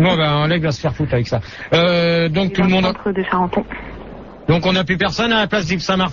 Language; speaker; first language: French; native; French